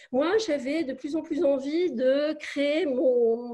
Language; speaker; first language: French; native; French